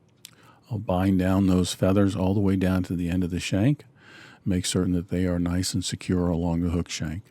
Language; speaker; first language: English; native; English